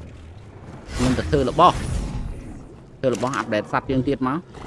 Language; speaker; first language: Khmer; native; Khmer